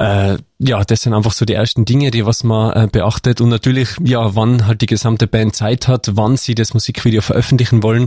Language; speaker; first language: German; native; German